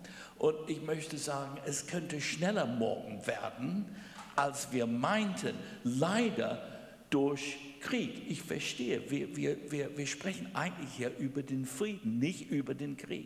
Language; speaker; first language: German; non-native, fluent; English